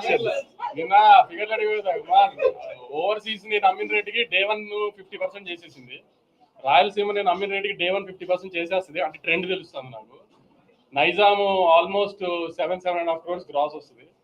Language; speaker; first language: Telugu; native; Telugu